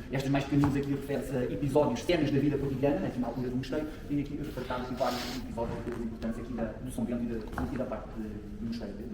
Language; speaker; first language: Portuguese; native; Portuguese